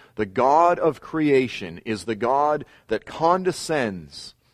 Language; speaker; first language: English; native; English